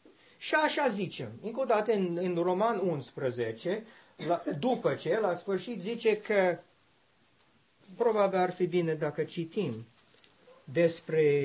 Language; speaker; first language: Romanian; non-native, learner; English